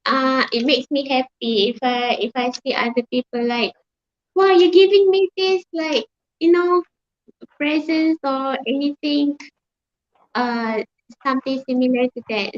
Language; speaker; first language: English; non-native, fluent; Malay